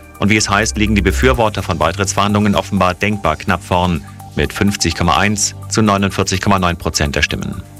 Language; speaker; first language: German; native; German